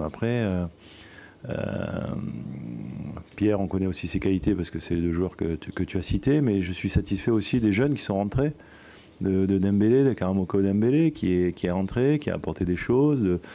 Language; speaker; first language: French; native; French